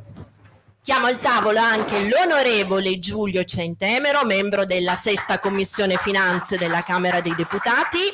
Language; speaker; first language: Italian; native; Italian